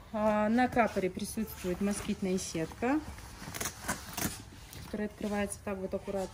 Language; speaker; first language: Russian; native; Russian